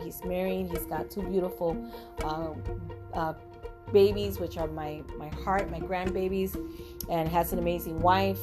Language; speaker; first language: English; non-native, fluent; Spanish